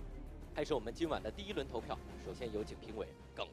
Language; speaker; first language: Chinese; native; Chinese